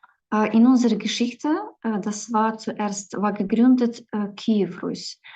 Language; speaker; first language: German; non-native, fluent; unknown